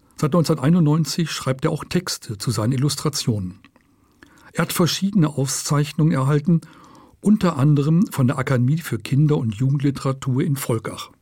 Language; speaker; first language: German; non-native, local second language; Luxembourgish